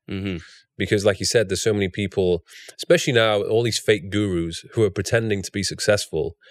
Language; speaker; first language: English; native; English